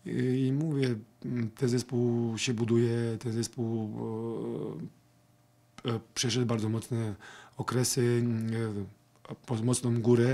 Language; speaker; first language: Polish; non-native, fluent; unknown